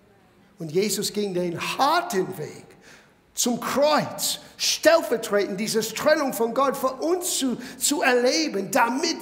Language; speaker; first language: German; non-native, fluent; English